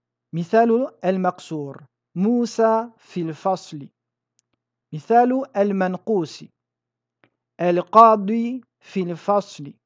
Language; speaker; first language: Arabic; non-native, fluent; French